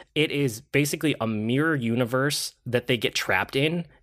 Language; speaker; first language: English; native; English